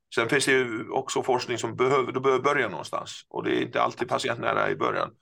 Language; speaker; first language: Swedish; non-native, fluent; Icelandic